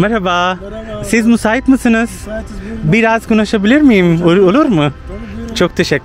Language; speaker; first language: Turkish; non-native, learner; Urdu